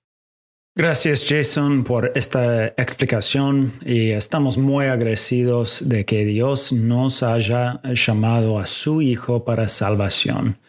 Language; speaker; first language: Spanish; non-native, fluent; English